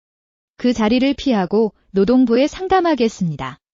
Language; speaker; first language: Korean; non-native, learner; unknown